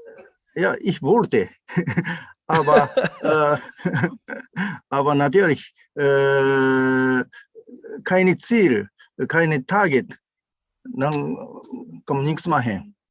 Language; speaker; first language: German; non-native, learner; Japanese